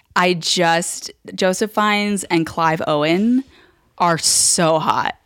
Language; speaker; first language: English; native; English